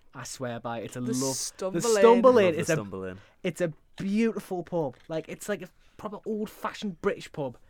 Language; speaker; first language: English; native; English